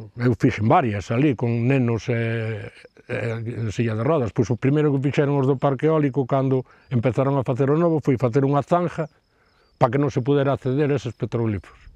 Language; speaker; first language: Galician; native; Galician